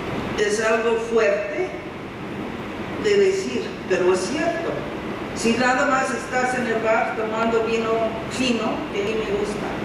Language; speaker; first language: Spanish; non-native, fluent; English